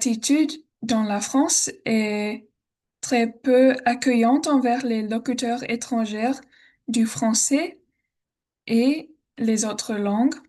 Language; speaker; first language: French; non-native, learner; English